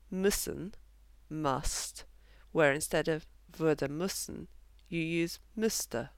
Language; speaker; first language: German; non-native, fluent; English